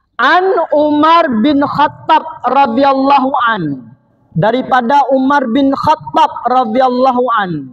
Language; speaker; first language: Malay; non-native, local second language; Achinese